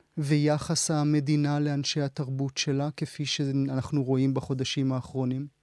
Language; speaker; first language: Hebrew; native; Hebrew